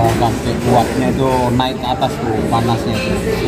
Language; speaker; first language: Indonesian; native; Indonesian